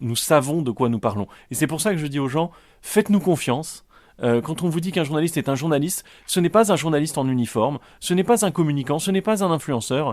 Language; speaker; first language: French; native; French